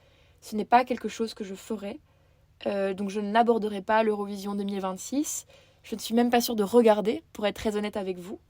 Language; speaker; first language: French; native; French